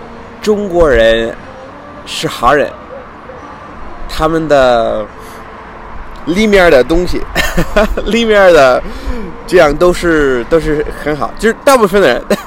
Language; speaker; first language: Chinese; non-native, fluent; English